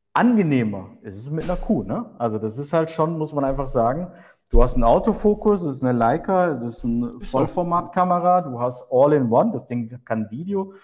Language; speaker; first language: German; early bilingual, other home language; Turkish